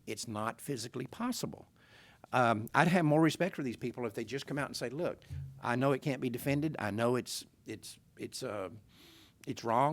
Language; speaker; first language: English; native; English